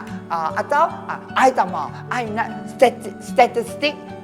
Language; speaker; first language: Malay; non-native, local second language; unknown